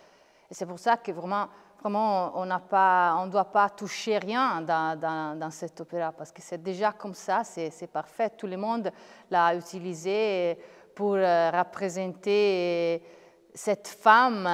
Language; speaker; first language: French; non-native, fluent; Italian